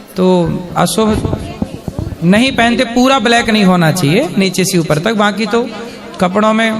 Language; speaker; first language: Hindi; native; Hindi